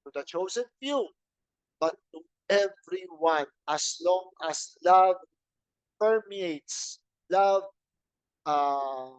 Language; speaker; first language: English; non-native, local second language; Filipino